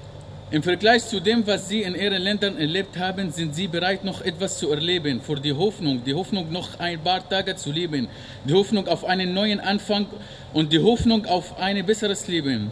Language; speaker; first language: German; non-native, learner; Arabic